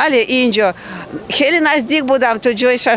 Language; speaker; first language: Persian; non-native, learner; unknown